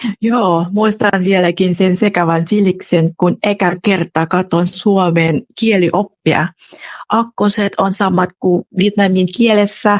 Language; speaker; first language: Finnish; non-native, fluent; Vietnamese